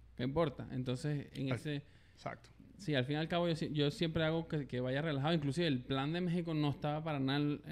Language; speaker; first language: Spanish; native; Spanish